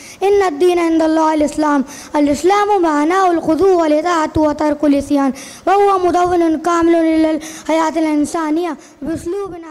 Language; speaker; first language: Arabic; non-native, learner; Urdu